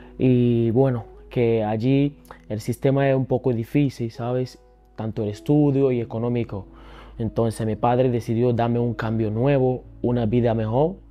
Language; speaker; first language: Spanish; early bilingual, other home language; Akan